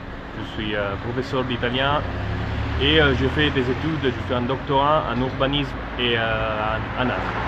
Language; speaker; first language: French; non-native, fluent; Italian